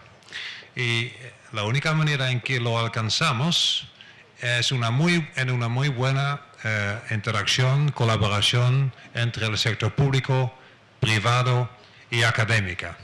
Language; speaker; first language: Spanish; non-native, fluent; Dutch